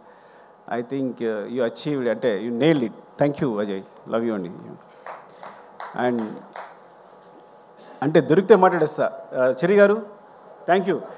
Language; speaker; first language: Telugu; native; Telugu